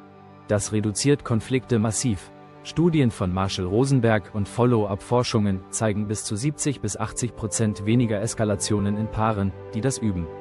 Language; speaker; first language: German; native; German